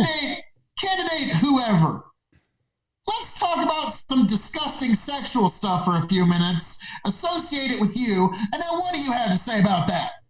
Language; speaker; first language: English; native; English